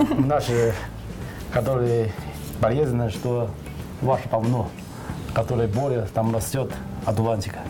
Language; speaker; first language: Russian; non-native, learner; Chinese